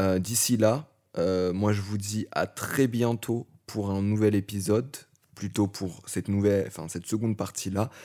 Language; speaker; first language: French; native; French